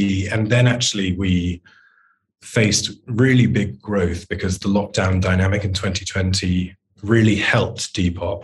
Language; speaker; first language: English; native; English